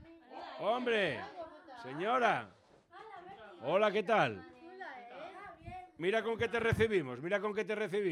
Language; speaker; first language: Spanish; native; Spanish